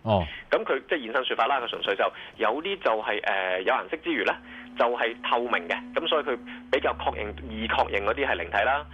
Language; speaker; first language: Cantonese; native; Cantonese